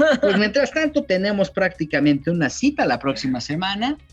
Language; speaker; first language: Spanish; native; Spanish